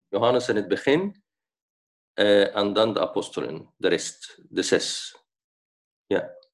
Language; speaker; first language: Dutch; non-native, fluent; Arabic